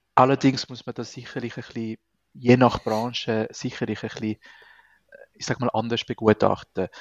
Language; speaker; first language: German; non-native, fluent; Spanish